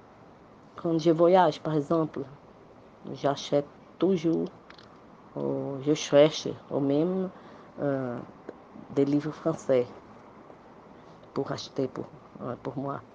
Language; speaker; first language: French; non-native, learner; Portuguese